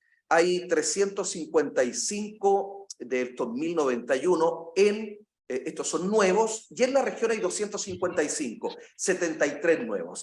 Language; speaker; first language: Spanish; native; Spanish